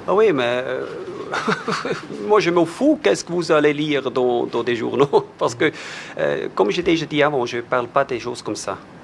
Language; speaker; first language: French; non-native, fluent; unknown